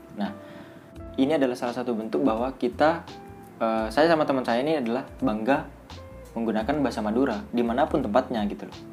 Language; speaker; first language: Indonesian; non-native, local second language; Madurese